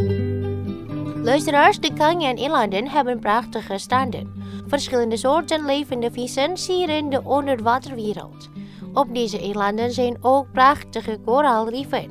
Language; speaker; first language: Dutch; non-native, fluent; Indonesian